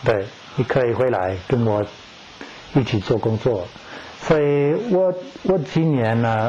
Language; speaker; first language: Chinese; non-native, learner; English